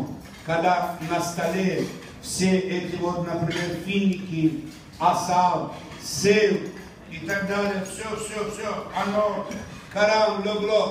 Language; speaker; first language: Russian; non-native, local second language; Tajik